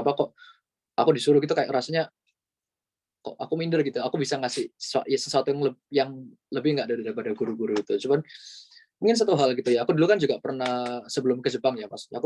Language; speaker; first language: Indonesian; native; Indonesian